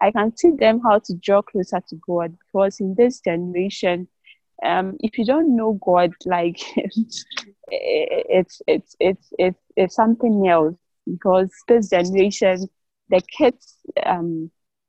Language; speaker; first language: English; non-native, local second language; Akan